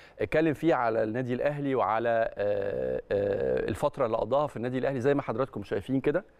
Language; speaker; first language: Arabic; native; Arabic